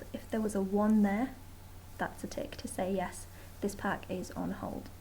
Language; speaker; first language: English; native; English